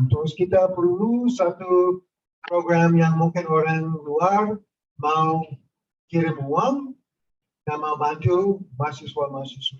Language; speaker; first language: Indonesian; non-native, fluent; English